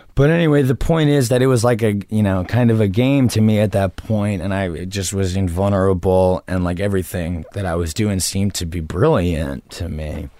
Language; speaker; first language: English; native; English